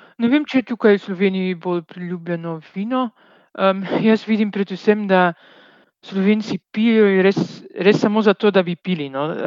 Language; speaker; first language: Slovenian; non-native, fluent; Dutch